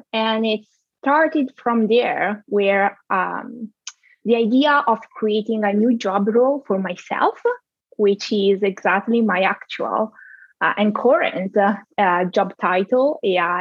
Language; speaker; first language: English; non-native, fluent; Italian